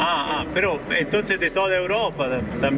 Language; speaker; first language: Spanish; non-native, learner; Italian